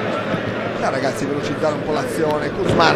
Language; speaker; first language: Italian; native; Italian